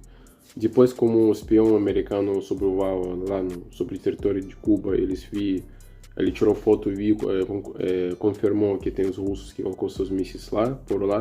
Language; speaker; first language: Portuguese; non-native, learner; Russian